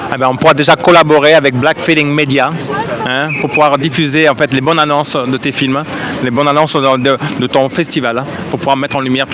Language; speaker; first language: French; native; French